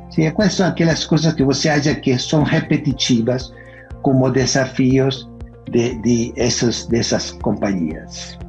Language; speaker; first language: Portuguese; non-native, fluent; Spanish